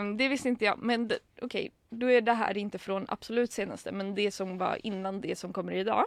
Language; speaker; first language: Swedish; native; Swedish